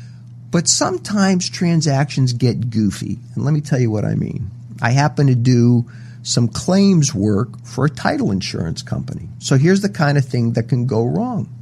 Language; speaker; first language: English; native; English